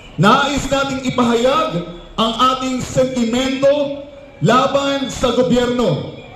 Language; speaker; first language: Filipino; native; Filipino